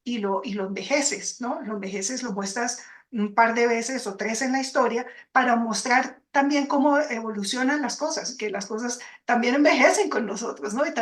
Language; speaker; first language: Spanish; native; Spanish